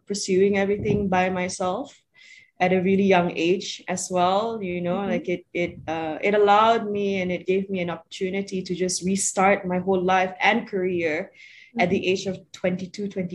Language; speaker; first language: English; non-native, local second language; Malay